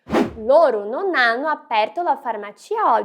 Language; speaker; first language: Italian; non-native, fluent; Portuguese